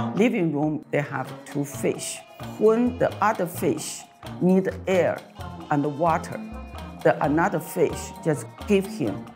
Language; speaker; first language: English; non-native, fluent; Chinese